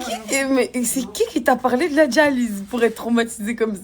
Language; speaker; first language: French; native; French